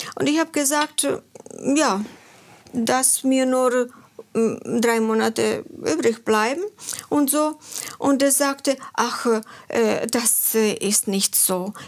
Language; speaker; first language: German; non-native, fluent; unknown